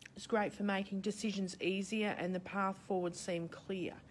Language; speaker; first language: English; native; English